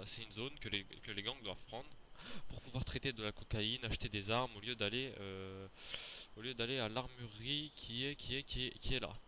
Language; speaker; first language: French; native; French